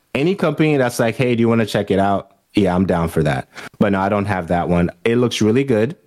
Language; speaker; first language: English; early bilingual, other home language; Haitian Creole